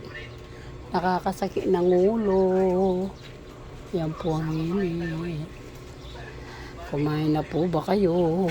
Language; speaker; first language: Filipino; native; Filipino